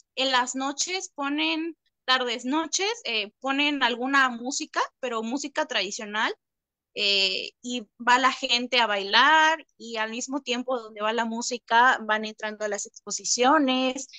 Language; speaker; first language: Spanish; native; Spanish